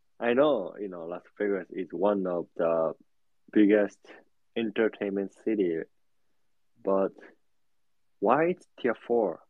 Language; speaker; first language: English; non-native, learner; Japanese